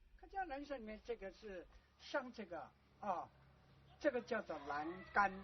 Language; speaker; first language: Chinese; native; Chinese